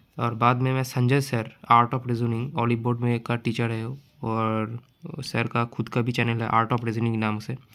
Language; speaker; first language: Hindi; non-native, local second language; Bangla